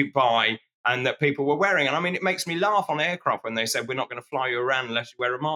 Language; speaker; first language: English; native; English